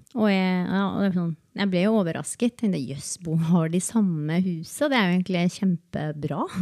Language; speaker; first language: Norwegian; early bilingual, other home language; Spanish